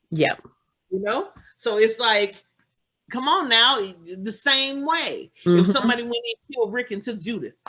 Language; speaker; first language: English; native; English